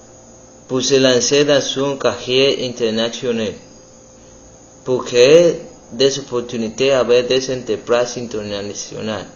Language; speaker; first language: French; non-native, learner; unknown